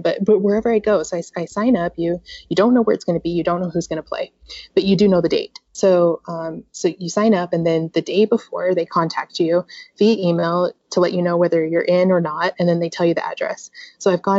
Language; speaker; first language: English; native; English